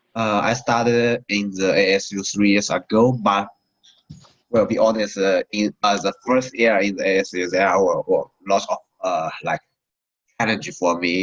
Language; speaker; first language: English; non-native, learner; Chinese